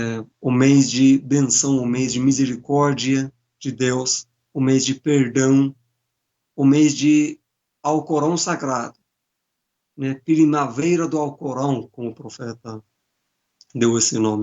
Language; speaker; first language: Portuguese; non-native, fluent; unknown